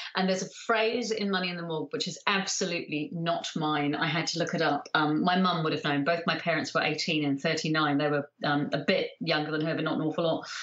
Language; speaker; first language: English; native; English